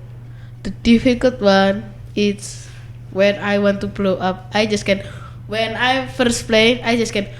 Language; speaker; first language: English; non-native, learner; Indonesian